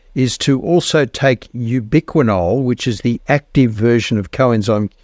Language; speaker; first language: English; native; English